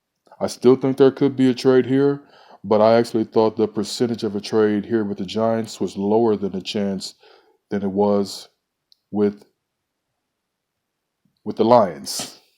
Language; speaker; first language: English; native; English